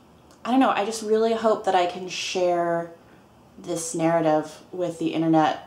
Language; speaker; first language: English; native; English